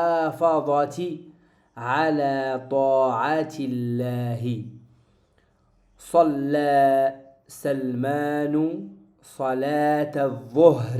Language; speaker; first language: Arabic; non-native, fluent; French